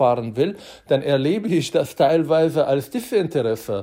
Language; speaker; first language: German; non-native, fluent; Arabic